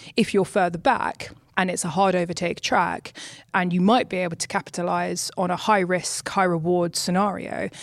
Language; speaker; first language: English; native; English